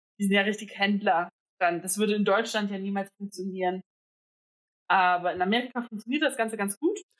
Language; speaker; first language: German; native; German